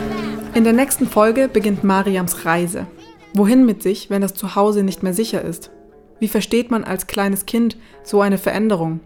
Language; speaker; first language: German; native; German